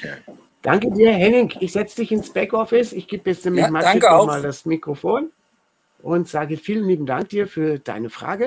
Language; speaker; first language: German; native; German